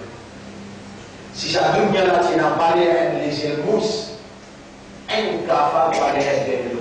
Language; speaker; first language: French; non-native, local second language; Morisyen